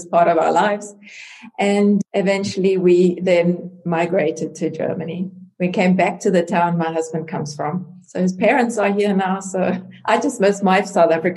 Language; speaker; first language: English; non-native, local second language; Afrikaans